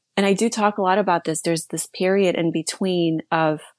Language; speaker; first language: English; early bilingual, other home language; Slovak